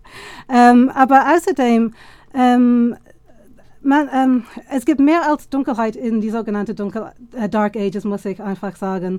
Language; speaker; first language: German; non-native, fluent; English